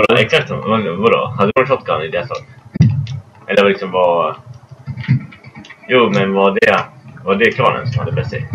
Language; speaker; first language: Swedish; native; Swedish